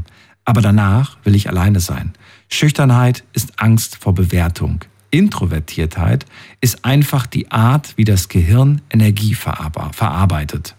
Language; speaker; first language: German; native; German